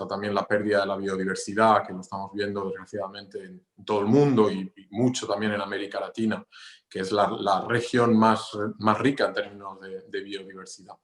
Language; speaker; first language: Spanish; non-native, fluent; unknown